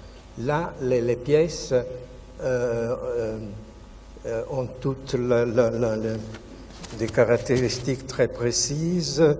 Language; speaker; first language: French; non-native, fluent; Italian